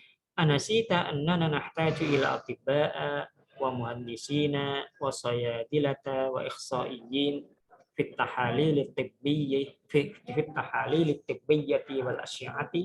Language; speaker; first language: Arabic; non-native, fluent; Indonesian